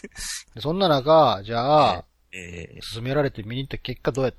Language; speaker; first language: Japanese; native; Japanese